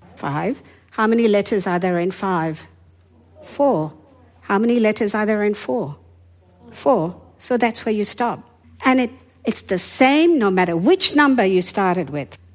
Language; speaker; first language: English; non-native, fluent; Hindi